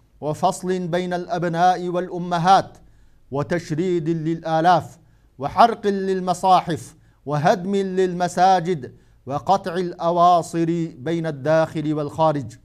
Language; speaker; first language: Arabic; non-native, fluent; Uyghur